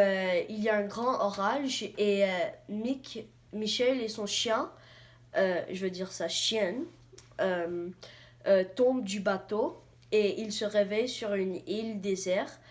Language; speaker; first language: French; non-native, learner; English